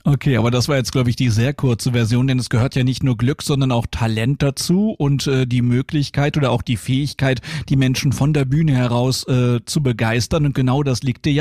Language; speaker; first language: German; native; German